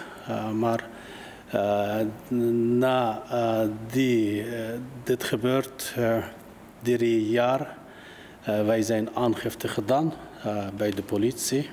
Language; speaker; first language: Dutch; non-native, learner; Uyghur